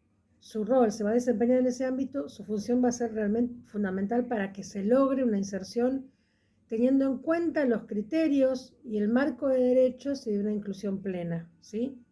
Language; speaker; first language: Spanish; native; Spanish